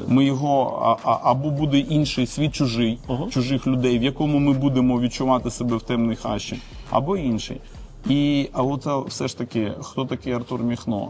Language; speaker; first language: Ukrainian; non-native, local second language; Russian